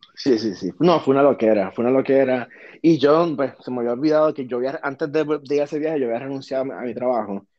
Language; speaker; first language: Spanish; native; Spanish